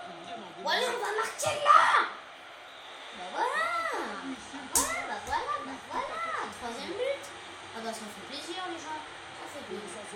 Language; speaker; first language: French; native; French